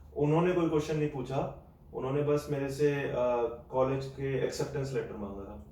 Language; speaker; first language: Hindi; native; Hindi